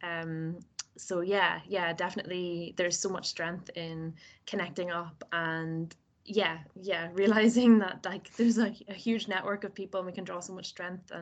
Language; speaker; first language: English; native; English